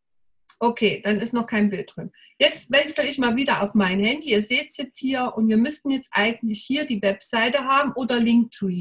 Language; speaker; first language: German; native; German